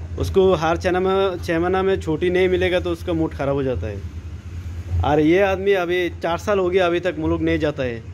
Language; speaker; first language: Hindi; non-native, fluent; Bangla